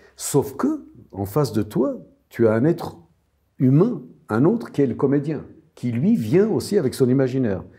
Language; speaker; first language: French; non-native, fluent; Armenian